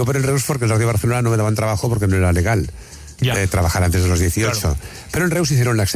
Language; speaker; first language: Spanish; native; Spanish